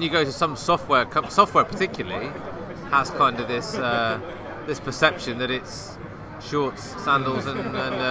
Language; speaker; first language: English; native; English